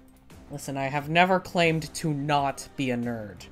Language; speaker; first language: English; native; English